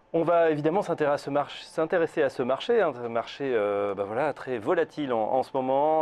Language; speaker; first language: French; native; French